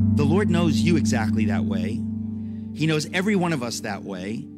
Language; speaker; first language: English; native; English